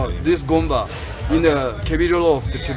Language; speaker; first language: English; non-native, learner; Tibetan